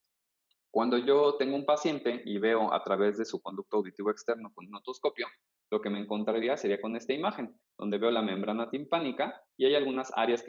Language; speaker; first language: Spanish; native; Spanish